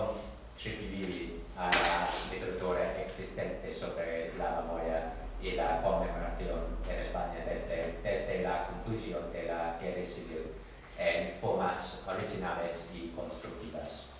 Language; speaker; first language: Spanish; non-native, fluent; English